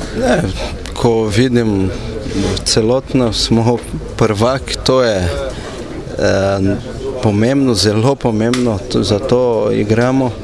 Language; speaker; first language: Slovenian; non-native, learner; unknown